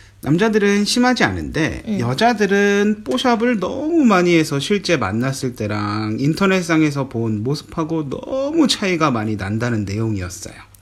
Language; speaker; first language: Korean; native; Korean